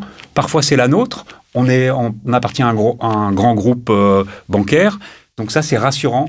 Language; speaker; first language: French; native; French